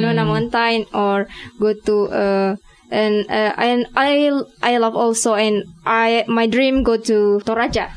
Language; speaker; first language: English; non-native, learner; Indonesian